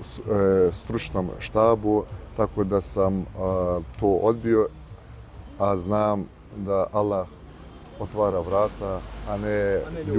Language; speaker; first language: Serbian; early bilingual, heritage; Bosnian